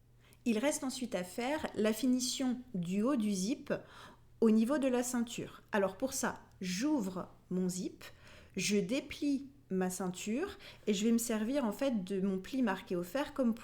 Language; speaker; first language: French; native; French